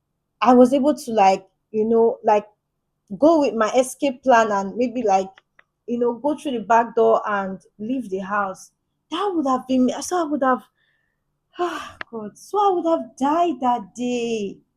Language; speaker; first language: English; native; English